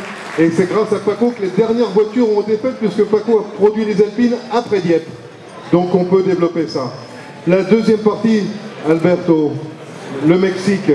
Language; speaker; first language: French; native; French